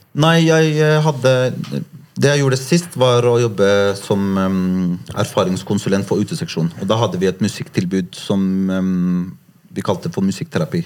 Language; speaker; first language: Norwegian; early bilingual, other home language; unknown